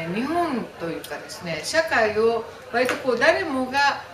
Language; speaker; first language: Japanese; native; Japanese